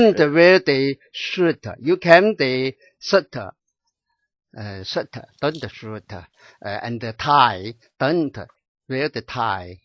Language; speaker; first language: English; non-native, learner; Chinese